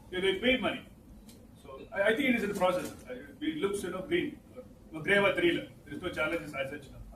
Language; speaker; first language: English; non-native, local second language; Tamil